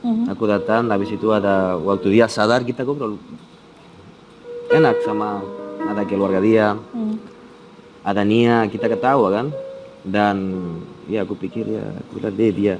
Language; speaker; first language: Indonesian; non-native, fluent; Spanish